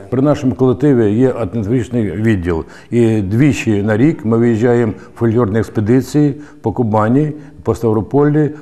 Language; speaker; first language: Ukrainian; native; Ukrainian